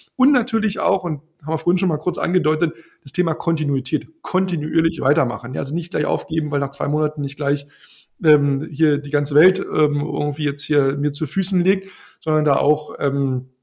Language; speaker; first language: German; native; German